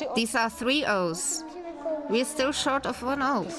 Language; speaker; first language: English; non-native, fluent; Czech